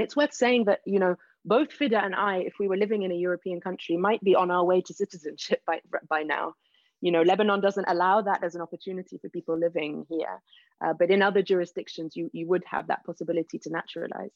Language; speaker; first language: English; native; English